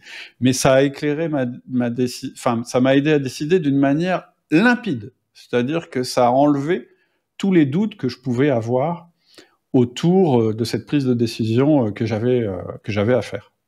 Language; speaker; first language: French; native; French